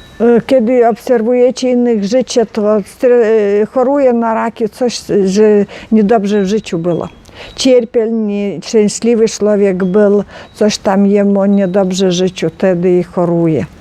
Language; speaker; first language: Polish; non-native, learner; Ukrainian